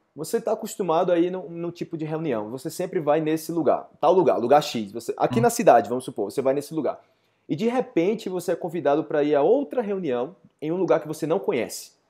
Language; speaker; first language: Portuguese; native; Portuguese